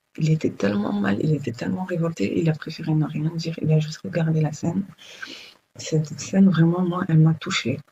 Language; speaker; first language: French; early bilingual, other home language; Lingala